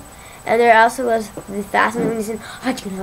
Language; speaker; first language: English; native; English